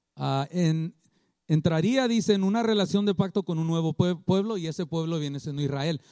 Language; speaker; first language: Spanish; early bilingual, heritage; Spanish